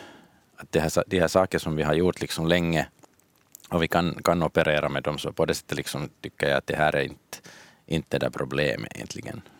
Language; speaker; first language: Swedish; native; Swedish